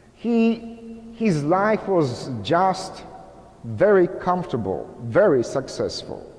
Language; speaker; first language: English; non-native, fluent; Polish